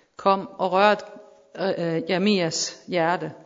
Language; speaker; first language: Danish; non-native, fluent; Persian